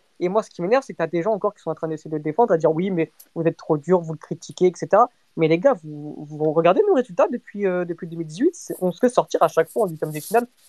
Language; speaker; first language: French; early bilingual, other home language; Portuguese